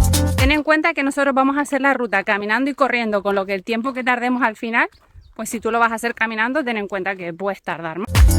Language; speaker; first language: Spanish; native; Spanish